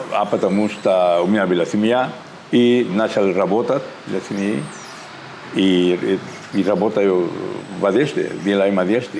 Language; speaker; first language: Russian; non-native, learner; Spanish